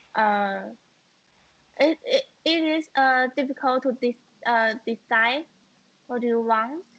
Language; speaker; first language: English; non-native, learner; Chinese